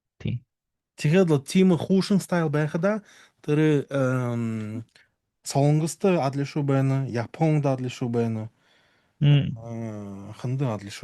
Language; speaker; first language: Mongolian; non-native, learner; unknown